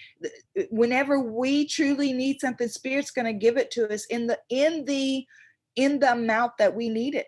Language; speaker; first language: English; native; English